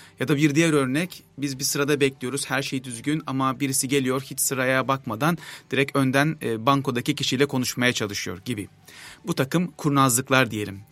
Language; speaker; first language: Turkish; native; Turkish